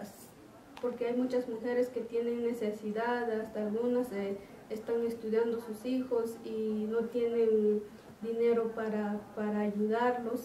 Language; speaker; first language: Spanish; non-native, local second language; Kaqchikel